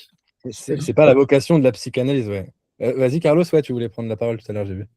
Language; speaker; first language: French; native; French